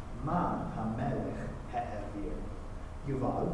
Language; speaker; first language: Hebrew; non-native, fluent; English